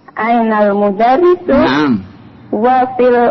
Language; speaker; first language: Arabic; non-native, learner; Indonesian